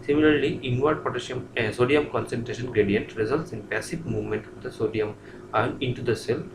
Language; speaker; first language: English; non-native, local second language; Bangla